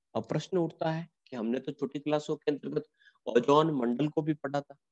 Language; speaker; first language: Hindi; native; Hindi